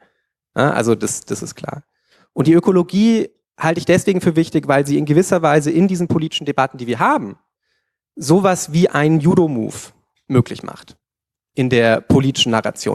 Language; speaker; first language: German; native; German